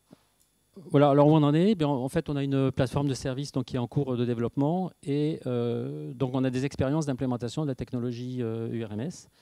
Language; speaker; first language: French; native; French